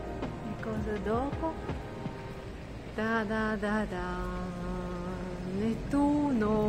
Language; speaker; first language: Italian; non-native, learner; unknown